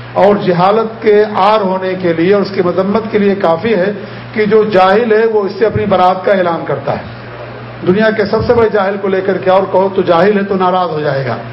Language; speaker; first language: Urdu; native; Urdu